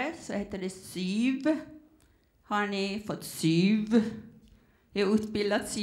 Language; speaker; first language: Swedish; non-native, fluent; Persian